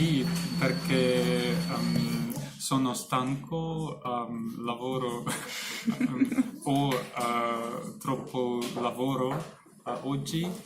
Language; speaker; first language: Italian; non-native, learner; Russian